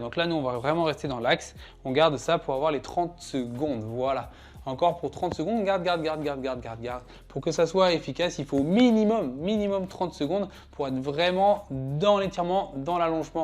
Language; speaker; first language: French; native; French